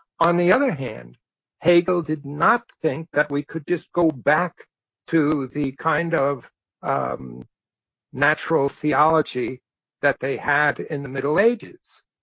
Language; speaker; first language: English; native; English